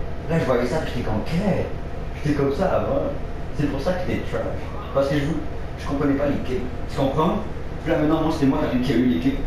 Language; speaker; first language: French; native; French